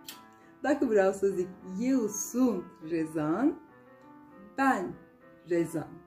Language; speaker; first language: Romanian; non-native, fluent; Turkish